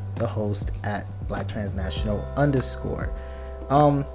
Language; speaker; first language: English; early bilingual, other home language; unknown